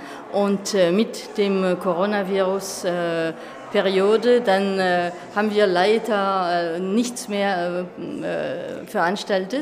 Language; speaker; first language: German; non-native, fluent; French